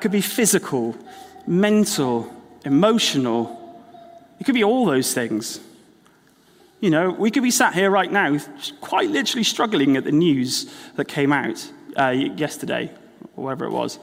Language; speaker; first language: English; native; English